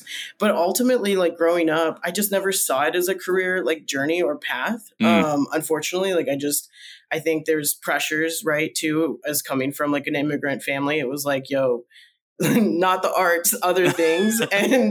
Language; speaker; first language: English; early bilingual, other home language; Spanish